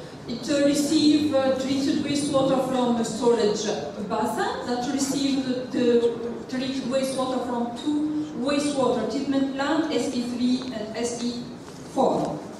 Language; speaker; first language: English; non-native, local second language; Arabic